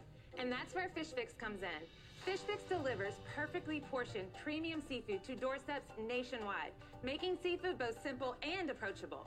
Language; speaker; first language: English; native; English